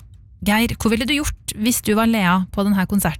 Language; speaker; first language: Norwegian; native; Norwegian